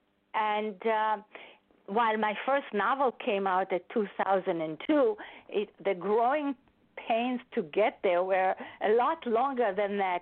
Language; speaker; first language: English; non-native, fluent; Hebrew